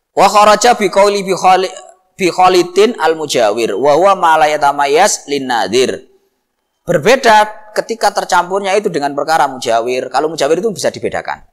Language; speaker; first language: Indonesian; non-native, local second language; Javanese